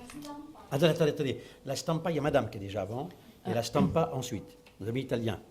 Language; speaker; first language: French; native; French